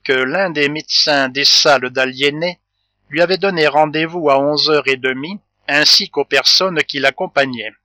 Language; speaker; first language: French; native; French